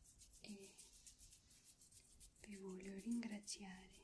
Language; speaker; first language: Italian; non-native, learner; Spanish